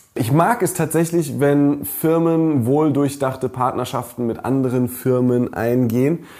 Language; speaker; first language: German; native; German